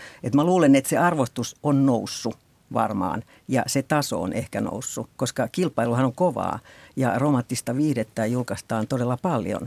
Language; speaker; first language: Finnish; native; Finnish